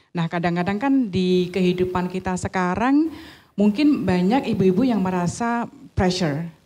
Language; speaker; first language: Indonesian; native; Indonesian